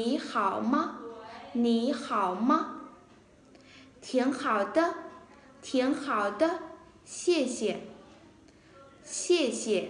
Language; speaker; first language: Chinese; non-native, fluent; Vietnamese